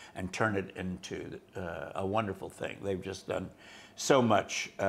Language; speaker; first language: English; native; English